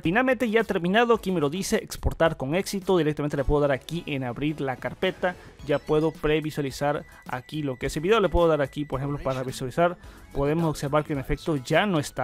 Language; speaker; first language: Spanish; native; Spanish